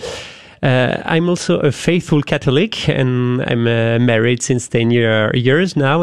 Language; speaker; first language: English; non-native, fluent; French